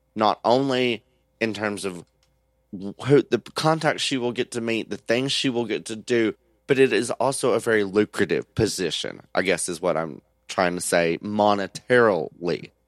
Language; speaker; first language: English; native; English